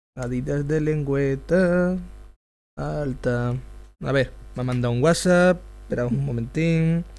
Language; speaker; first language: Spanish; native; Spanish